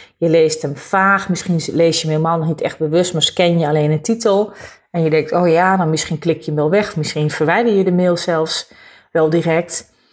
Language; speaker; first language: Dutch; native; Dutch